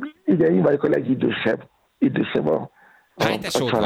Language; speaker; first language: Hungarian; non-native, fluent; Yoruba